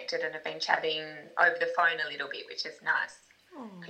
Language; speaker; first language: English; native; English